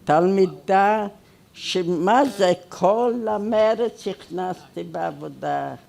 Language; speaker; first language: Hebrew; non-native, fluent; Hungarian